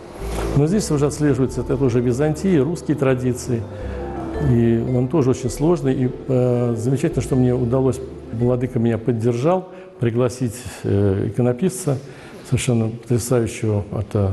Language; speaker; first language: Russian; native; Russian